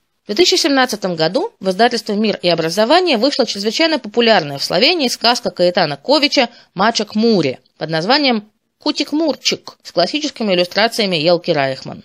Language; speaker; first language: Russian; native; Russian